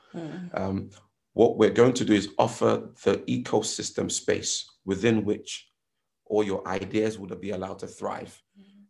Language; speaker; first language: English; non-native, local second language; Yoruba